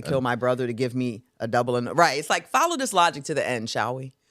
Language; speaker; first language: English; native; English